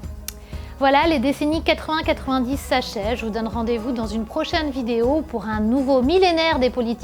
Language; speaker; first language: French; native; French